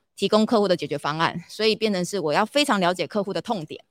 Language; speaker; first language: Chinese; native; Chinese